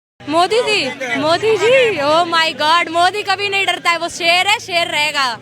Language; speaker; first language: Hindi; native; Hindi